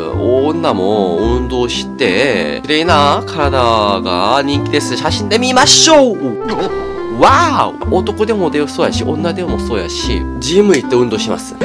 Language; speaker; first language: Japanese; non-native, fluent; Korean